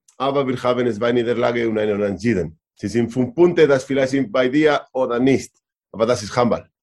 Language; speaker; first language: German; non-native, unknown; Spanish